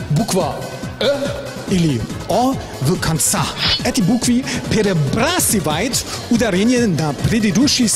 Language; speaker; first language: Russian; non-native, fluent; German